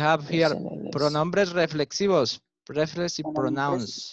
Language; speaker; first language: English; non-native, learner; Spanish